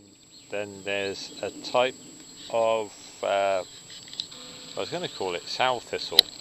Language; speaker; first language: English; native; English